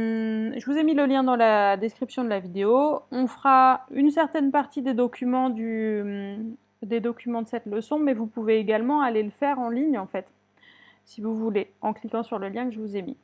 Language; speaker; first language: French; native; French